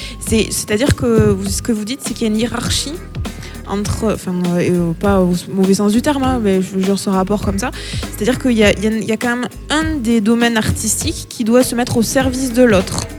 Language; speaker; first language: French; native; French